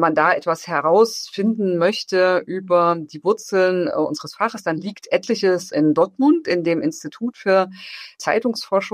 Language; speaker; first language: German; native; German